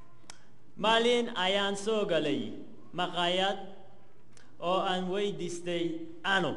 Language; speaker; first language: Somali; non-native, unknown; Spanish